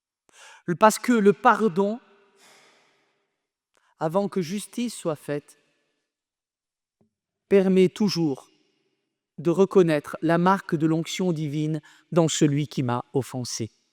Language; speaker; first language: French; native; French